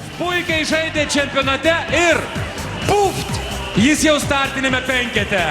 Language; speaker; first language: Lithuanian; native; Lithuanian